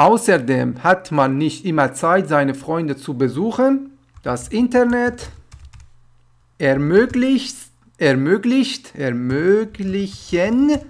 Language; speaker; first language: German; non-native, fluent; Persian